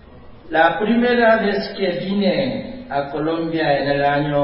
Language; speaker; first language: Spanish; non-native, fluent; Korean